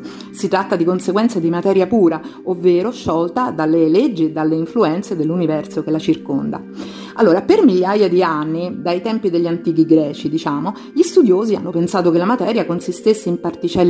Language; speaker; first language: Italian; native; Italian